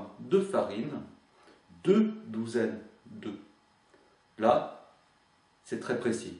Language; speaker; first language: French; native; French